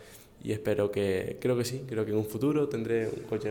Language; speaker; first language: Spanish; native; Spanish